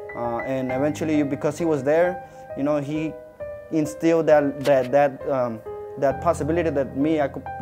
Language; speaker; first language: English; native; English